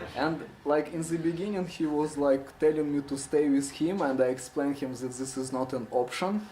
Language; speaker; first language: English; non-native, learner; Russian